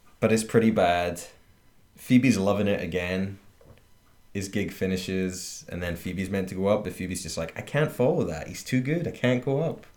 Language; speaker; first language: English; native; English